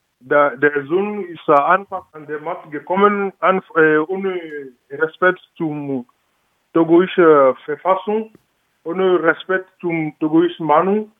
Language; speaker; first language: German; non-native, learner; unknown